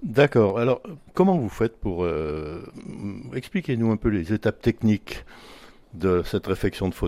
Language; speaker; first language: French; native; French